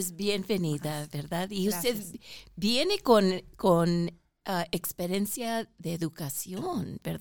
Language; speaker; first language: Spanish; early bilingual, heritage; Spanish